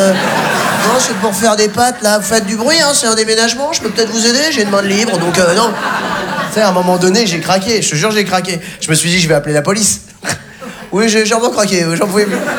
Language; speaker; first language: French; native; French